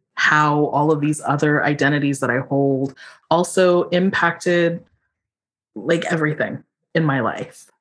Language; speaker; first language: English; native; English